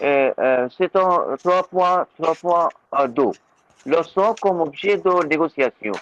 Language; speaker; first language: French; non-native, learner; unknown